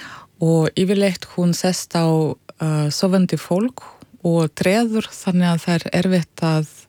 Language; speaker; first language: Icelandic; non-native, fluent; Russian